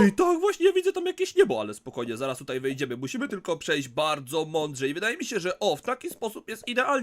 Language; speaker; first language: Polish; native; Polish